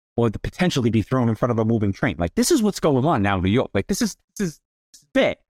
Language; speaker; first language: English; native; English